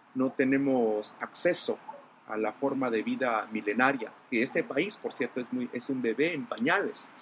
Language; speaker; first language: Spanish; non-native, local second language; Zapotec